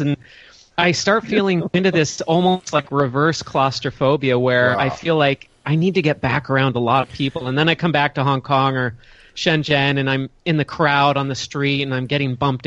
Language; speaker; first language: English; native; English